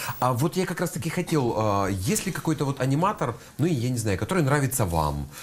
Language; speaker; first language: Russian; native; Russian